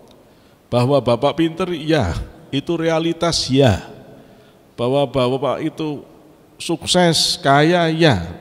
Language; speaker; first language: Indonesian; native; Indonesian